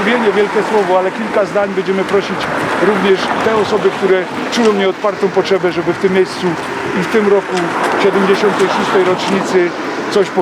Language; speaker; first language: Polish; native; Polish